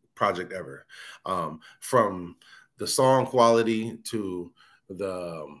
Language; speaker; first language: English; native; English